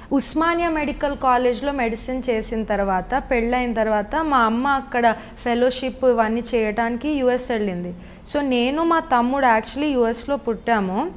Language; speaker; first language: Telugu; native; Telugu